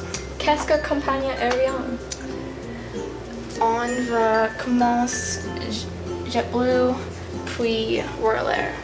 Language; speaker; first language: French; non-native, learner; English